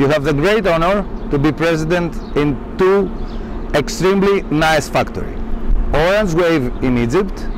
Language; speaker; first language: English; non-native, learner; Greek